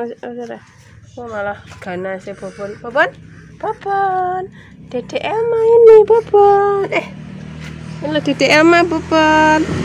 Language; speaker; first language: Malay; non-native, local second language; Javanese